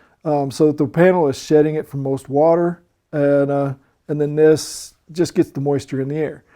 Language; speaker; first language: English; native; English